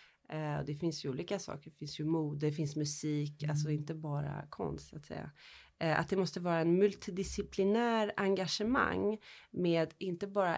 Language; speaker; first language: Swedish; early bilingual, heritage; Swedish